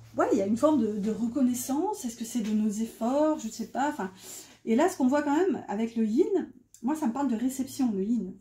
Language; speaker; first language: French; native; French